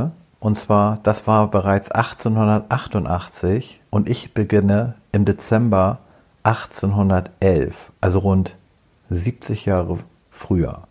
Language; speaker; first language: German; native; German